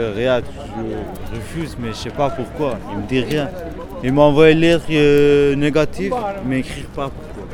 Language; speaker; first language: French; non-native, learner; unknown